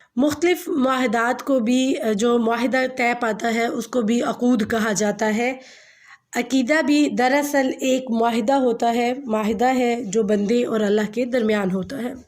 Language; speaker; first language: Urdu; non-native, local second language; Punjabi